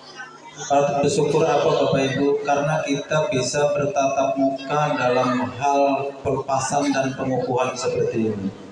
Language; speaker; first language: Indonesian; non-native, local second language; Banjar